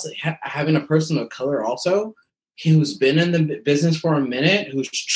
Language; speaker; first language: English; native; English